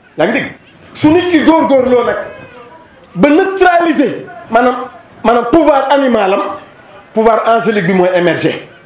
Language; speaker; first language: Wolof; native; Wolof